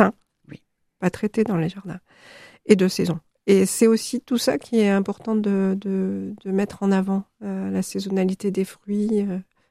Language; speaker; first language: French; native; French